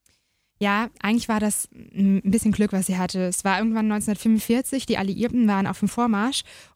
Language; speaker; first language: German; native; German